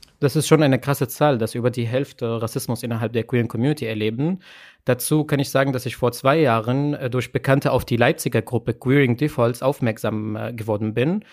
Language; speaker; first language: German; native; German